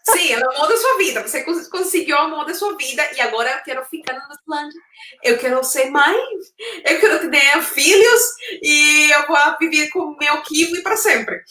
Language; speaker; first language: Portuguese; non-native, fluent; Spanish